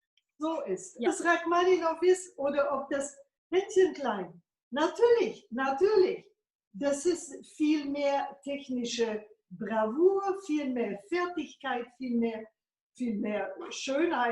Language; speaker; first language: German; non-native, fluent; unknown